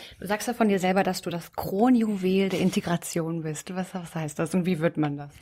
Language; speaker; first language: German; native; German